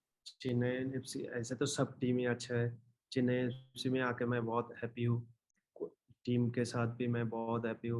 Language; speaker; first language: Hindi; non-native, local second language; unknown